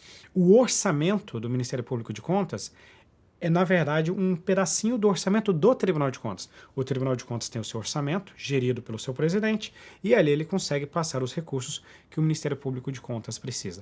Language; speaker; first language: Portuguese; native; Portuguese